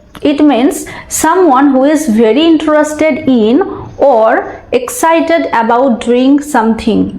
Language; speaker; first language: English; non-native, local second language; Bangla